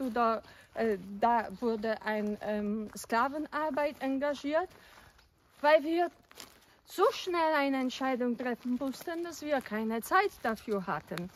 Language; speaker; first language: German; non-native, fluent; Polish